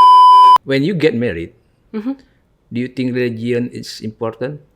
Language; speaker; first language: English; non-native, learner; Indonesian